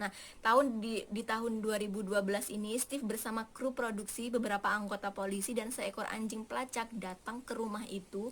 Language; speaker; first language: Indonesian; native; Indonesian